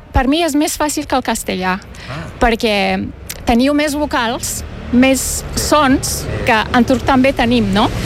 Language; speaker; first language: Catalan; non-native, fluent; Turkish